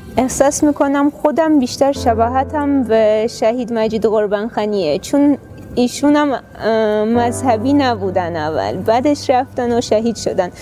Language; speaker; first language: Persian; non-native, fluent; Armenian